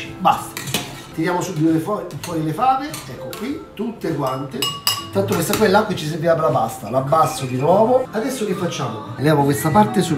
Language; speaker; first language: Italian; native; Italian